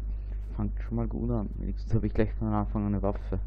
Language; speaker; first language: German; native; German